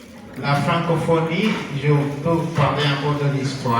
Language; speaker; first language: French; non-native, fluent; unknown